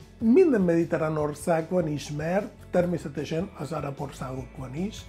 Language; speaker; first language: Hungarian; non-native, fluent; Spanish